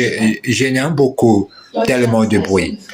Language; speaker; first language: French; non-native, learner; Portuguese